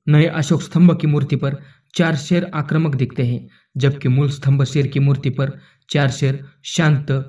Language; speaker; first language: Hindi; non-native, local second language; Marathi